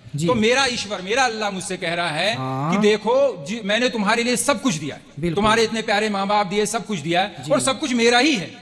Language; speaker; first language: Hindi; non-native, local second language; Kashmiri